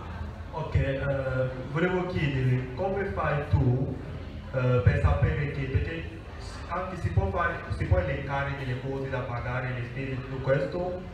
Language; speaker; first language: Italian; non-native, fluent; French